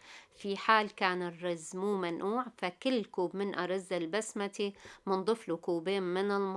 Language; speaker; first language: Arabic; native; Arabic